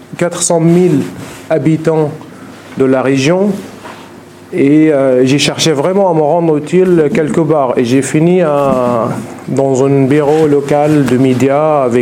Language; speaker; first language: French; non-native, fluent; Arabic